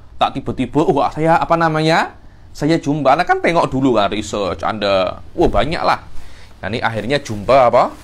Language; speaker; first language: Indonesian; native; Indonesian